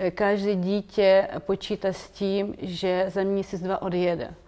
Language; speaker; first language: Czech; non-native, fluent; Ukrainian